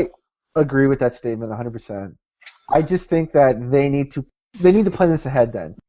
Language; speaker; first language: English; native; English